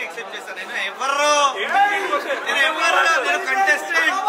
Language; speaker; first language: Telugu; non-native, local second language; Hindi